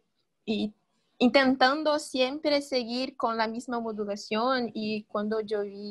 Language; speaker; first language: Spanish; non-native, fluent; Portuguese